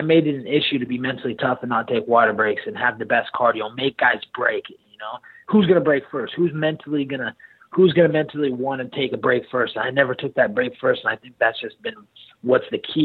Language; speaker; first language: English; native; English